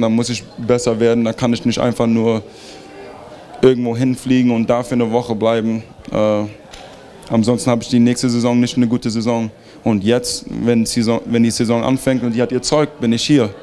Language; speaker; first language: German; early bilingual, heritage; German